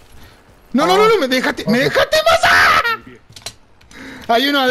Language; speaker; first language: Spanish; native; Spanish